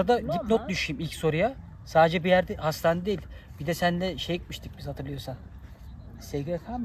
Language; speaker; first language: Turkish; native; Turkish